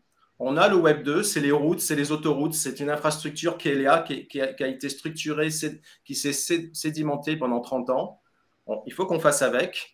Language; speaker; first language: French; native; French